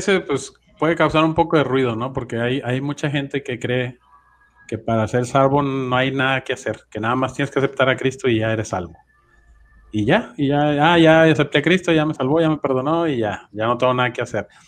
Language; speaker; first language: Spanish; native; Spanish